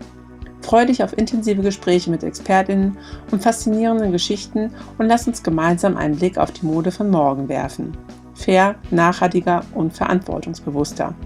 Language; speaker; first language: German; native; German